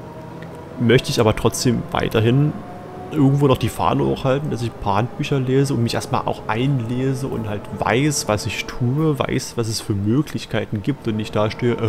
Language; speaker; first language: German; native; German